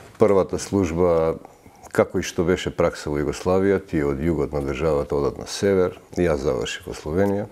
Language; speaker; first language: Macedonian; early bilingual, heritage; Macedonian